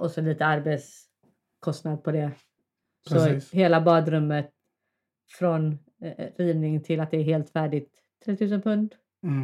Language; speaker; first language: Swedish; native; Swedish